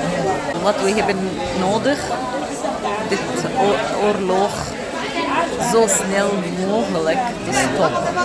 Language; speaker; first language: Dutch; non-native, learner; Arabic